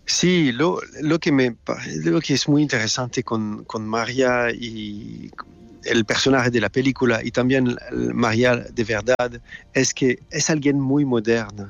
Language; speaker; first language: Spanish; non-native, learner; French